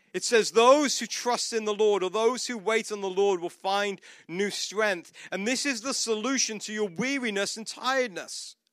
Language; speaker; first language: English; native; English